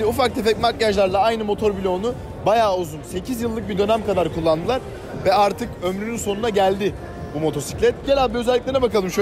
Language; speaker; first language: Turkish; native; Turkish